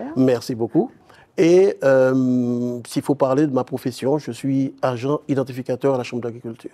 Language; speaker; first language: French; native; French